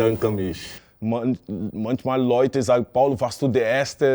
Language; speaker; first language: German; non-native, fluent; Portuguese